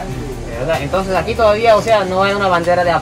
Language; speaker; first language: Spanish; non-native, fluent; Japanese